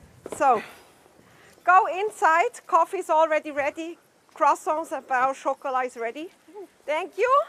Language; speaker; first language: English; non-native, fluent; German